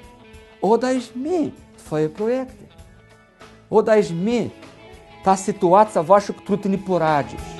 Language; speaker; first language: Polish; non-native, learner; Portuguese